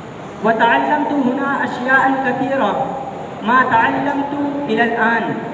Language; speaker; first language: Arabic; non-native, learner; Urdu